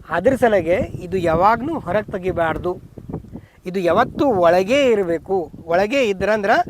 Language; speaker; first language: Kannada; native; Kannada